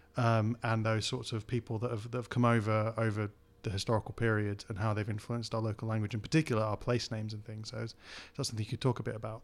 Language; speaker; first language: English; native; English